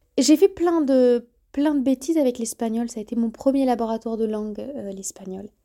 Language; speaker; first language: French; native; French